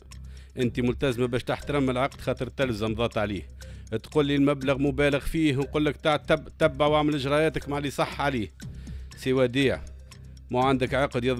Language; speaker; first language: Arabic; native; Arabic